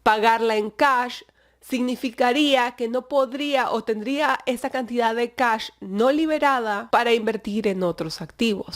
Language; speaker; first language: Spanish; native; Spanish